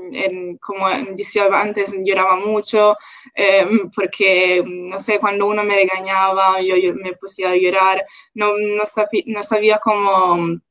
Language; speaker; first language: Spanish; non-native, local second language; Italian